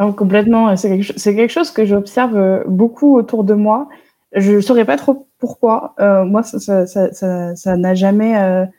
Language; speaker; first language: French; native; French